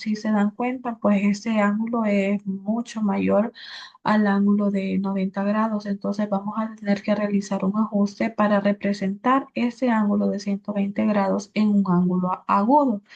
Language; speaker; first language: Spanish; native; Spanish